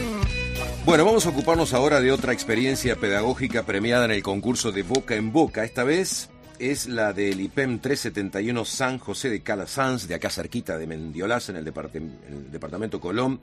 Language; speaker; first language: Spanish; native; Spanish